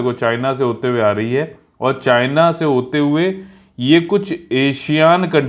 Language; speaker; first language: Hindi; native; Hindi